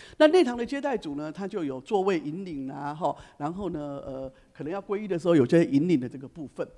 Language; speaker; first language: Chinese; native; Chinese